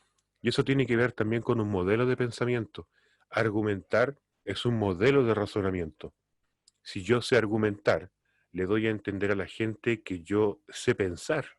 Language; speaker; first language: Spanish; native; Spanish